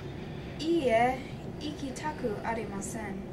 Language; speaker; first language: Japanese; non-native, learner; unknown